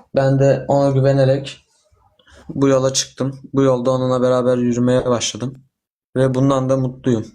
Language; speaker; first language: Turkish; native; Turkish